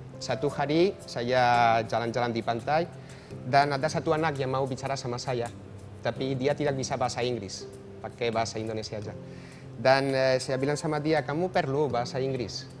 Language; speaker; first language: Indonesian; non-native, fluent; Catalan